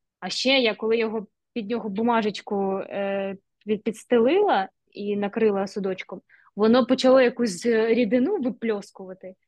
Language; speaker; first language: Ukrainian; native; Ukrainian